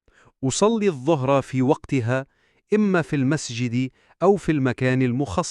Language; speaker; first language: Arabic; non-native, fluent; Urdu